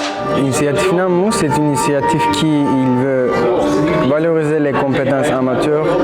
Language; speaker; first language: French; non-native, fluent; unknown